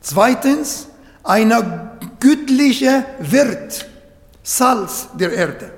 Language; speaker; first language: German; non-native, fluent; Arabic